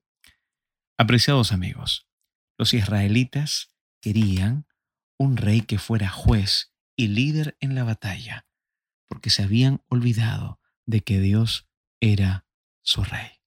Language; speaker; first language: Spanish; native; Spanish